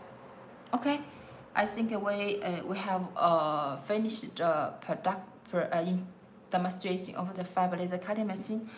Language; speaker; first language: English; non-native, learner; Chinese